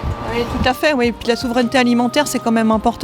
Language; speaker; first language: French; native; French